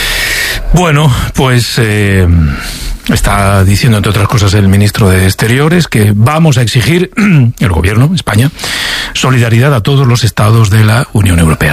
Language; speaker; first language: Spanish; native; Spanish